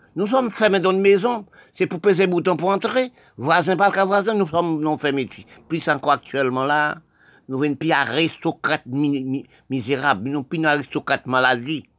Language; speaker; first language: French; non-native, local second language; Haitian Creole